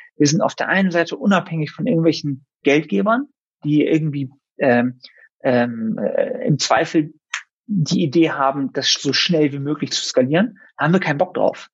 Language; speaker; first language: German; native; German